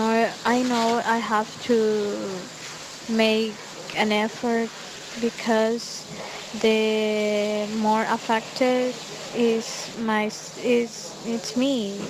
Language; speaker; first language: English; non-native, fluent; Spanish